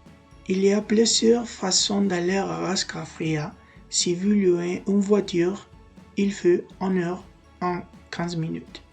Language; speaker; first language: French; non-native, learner; Spanish